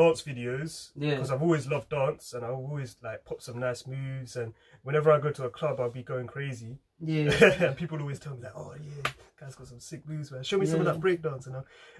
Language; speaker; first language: English; native; English